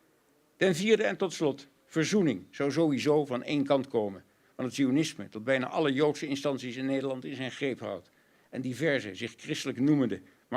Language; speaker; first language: Dutch; native; Dutch